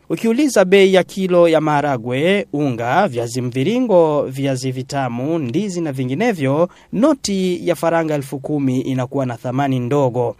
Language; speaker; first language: Swahili; non-native, local second language; Rundi